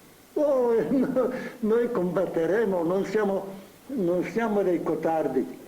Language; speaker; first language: Italian; non-native, fluent; Slovenian